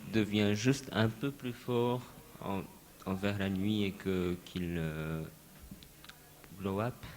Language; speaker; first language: French; non-native, fluent; Japanese